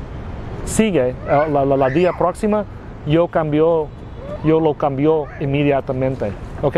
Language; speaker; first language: Spanish; non-native, learner; Vietnamese